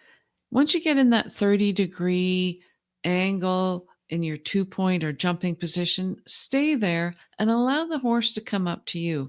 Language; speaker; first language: English; native; English